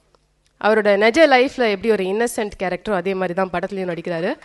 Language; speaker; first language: Tamil; native; Tamil